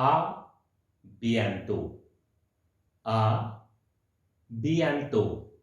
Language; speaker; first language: French; non-native, fluent; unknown